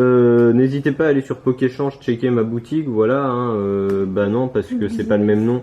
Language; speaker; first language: French; native; French